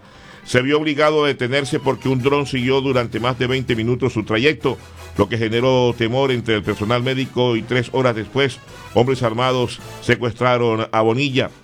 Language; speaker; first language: Spanish; native; Spanish